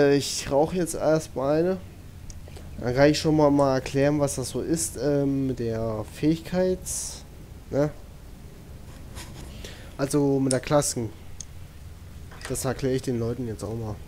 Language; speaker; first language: German; native; German